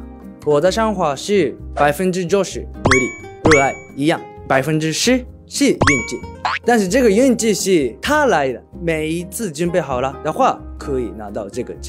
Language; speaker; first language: Chinese; non-native, learner; Japanese